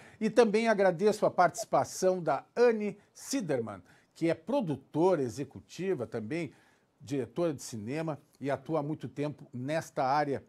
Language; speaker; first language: Portuguese; native; Portuguese